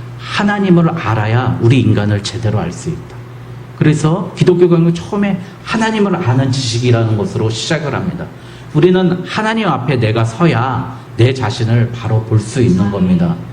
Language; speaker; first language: Korean; native; Korean